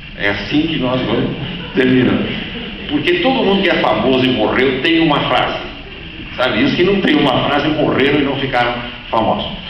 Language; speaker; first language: Portuguese; native; Portuguese